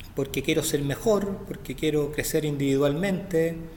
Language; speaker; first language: Spanish; native; Spanish